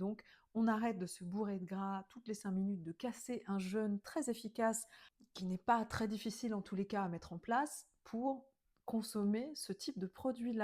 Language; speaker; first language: French; native; French